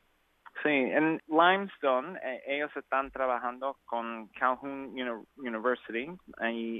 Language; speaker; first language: Spanish; non-native, learner; English